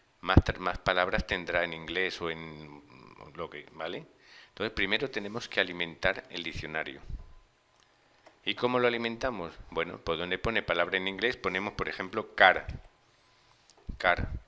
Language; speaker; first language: Spanish; native; Spanish